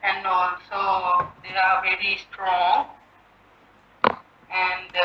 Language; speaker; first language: English; non-native, learner; Sinhala